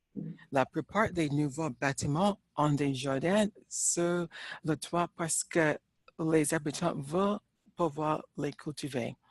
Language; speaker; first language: French; non-native, learner; English